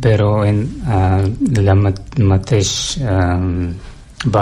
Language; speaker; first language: Catalan; non-native, learner; Russian